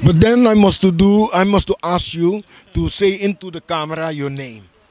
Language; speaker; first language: English; non-native, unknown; Dutch